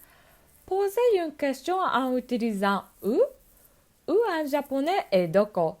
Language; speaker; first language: French; non-native, fluent; Japanese